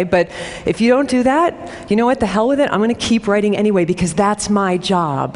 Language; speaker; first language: English; native; English